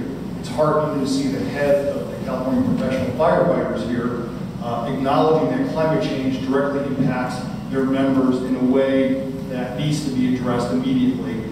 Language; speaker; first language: English; native; English